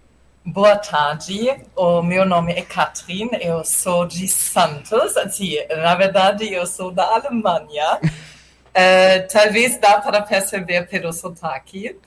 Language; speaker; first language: Portuguese; non-native, fluent; German